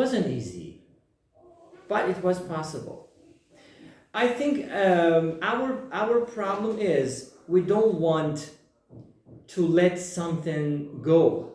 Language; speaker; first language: English; non-native, fluent; Persian